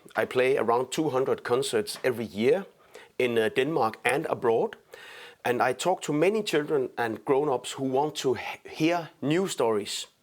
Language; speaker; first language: English; non-native, fluent; Danish